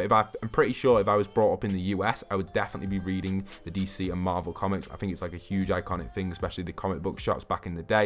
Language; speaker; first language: English; native; English